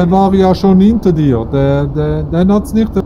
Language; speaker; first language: German; native; German